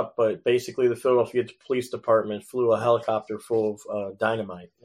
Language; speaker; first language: English; native; English